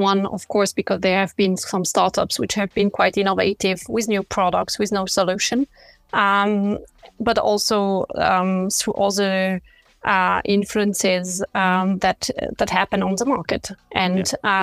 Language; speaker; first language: English; non-native, fluent; French